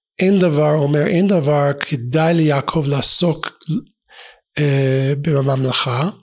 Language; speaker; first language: Hebrew; non-native, fluent; English